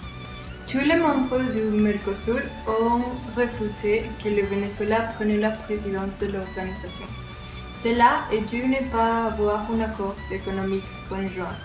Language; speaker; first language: French; non-native, learner; Spanish